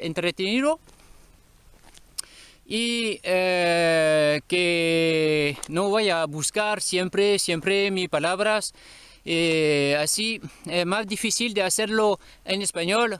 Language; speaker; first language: Spanish; non-native, learner; French